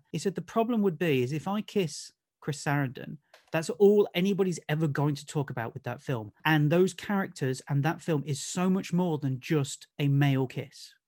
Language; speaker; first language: English; native; English